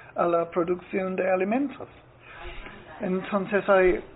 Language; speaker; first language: Spanish; non-native, fluent; English